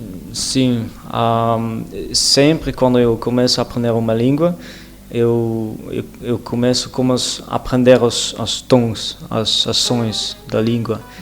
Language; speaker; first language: Portuguese; non-native, learner; Dutch